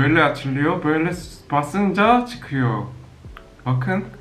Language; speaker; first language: Turkish; non-native, learner; Korean